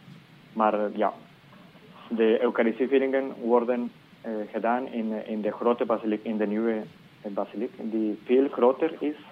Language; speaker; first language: Dutch; non-native, fluent; Spanish